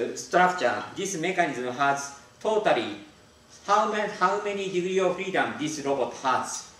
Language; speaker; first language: English; non-native, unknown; Japanese